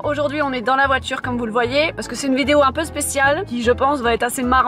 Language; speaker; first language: French; native; French